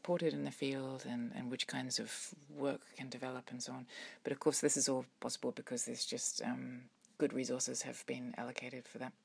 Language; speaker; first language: English; native; English